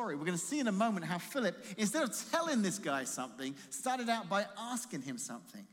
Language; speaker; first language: English; native; English